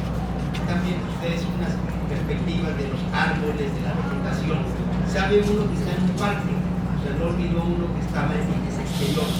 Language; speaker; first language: Spanish; native; Spanish